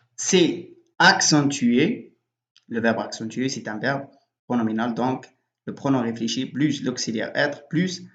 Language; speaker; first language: French; non-native, local second language; Arabic